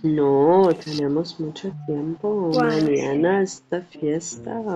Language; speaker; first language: Spanish; non-native, learner; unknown